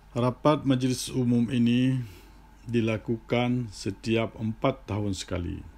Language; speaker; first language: Malay; non-native, local second language; Achinese